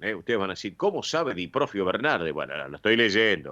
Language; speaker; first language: Spanish; native; Spanish